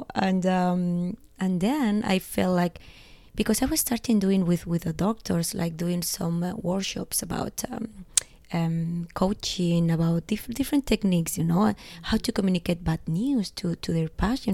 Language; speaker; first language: English; non-native, fluent; Spanish